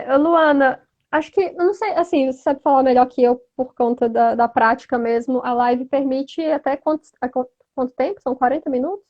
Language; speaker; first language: Portuguese; native; Portuguese